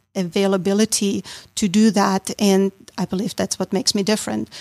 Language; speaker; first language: English; non-native, fluent; German